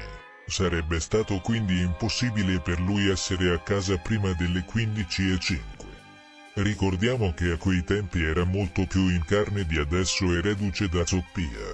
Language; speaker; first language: Italian; native; Italian